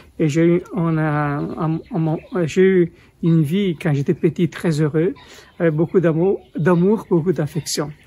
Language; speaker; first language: French; non-native, fluent; Italian